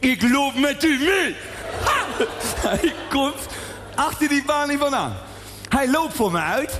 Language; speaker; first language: Dutch; native; Dutch